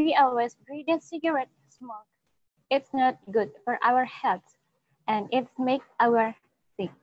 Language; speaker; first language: English; non-native, learner; Indonesian